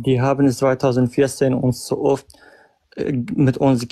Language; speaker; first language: German; non-native, learner; Kurdish